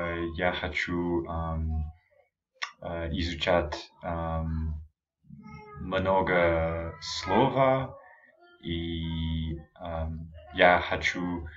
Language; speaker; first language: Russian; non-native, learner; English